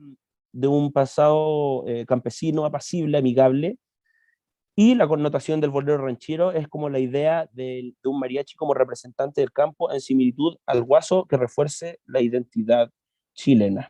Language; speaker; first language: Spanish; native; Spanish